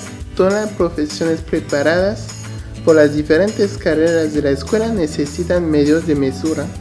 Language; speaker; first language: Spanish; non-native, learner; French